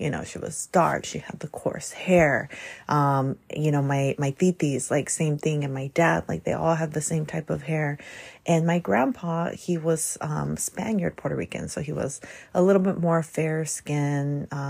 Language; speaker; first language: English; native; English